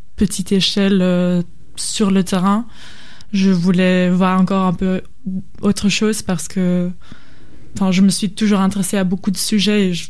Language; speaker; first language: French; non-native, local second language; Dutch